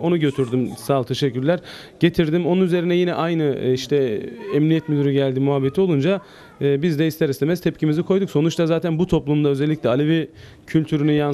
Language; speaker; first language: Turkish; native; Turkish